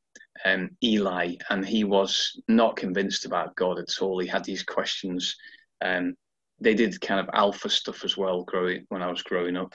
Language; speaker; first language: English; native; English